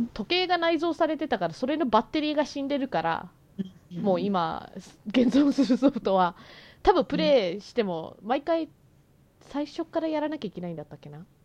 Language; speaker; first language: Japanese; native; Japanese